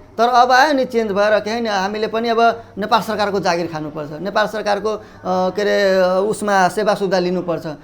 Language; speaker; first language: Nepali; non-native, local second language; Maithili